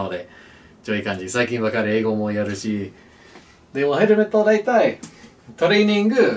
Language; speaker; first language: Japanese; non-native, learner; English